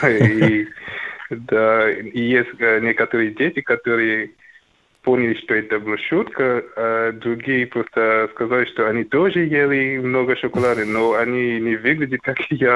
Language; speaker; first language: Russian; non-native, learner; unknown